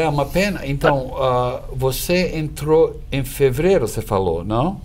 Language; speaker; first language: Portuguese; non-native, fluent; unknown